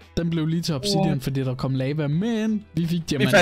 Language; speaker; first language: Danish; native; Danish